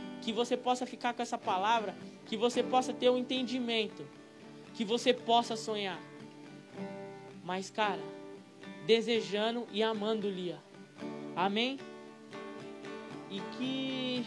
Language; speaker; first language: Portuguese; native; Portuguese